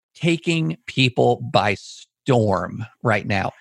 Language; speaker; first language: English; native; English